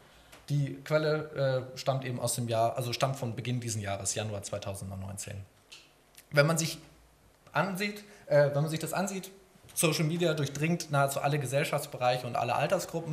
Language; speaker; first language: German; native; German